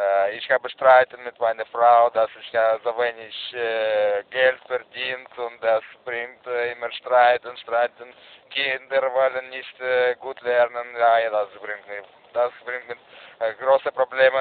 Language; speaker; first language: German; non-native, learner; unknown